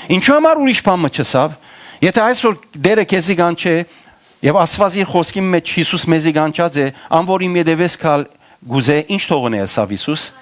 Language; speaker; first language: Armenian; early bilingual, heritage; Armenian